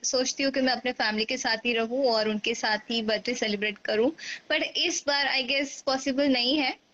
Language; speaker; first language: Hindi; native; Hindi